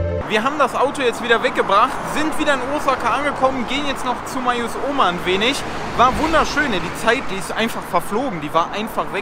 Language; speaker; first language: German; native; German